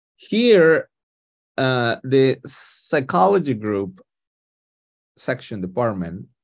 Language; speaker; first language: English; non-native, fluent; Spanish